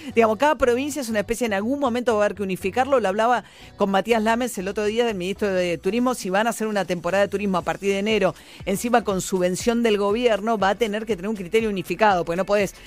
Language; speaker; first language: Spanish; native; Spanish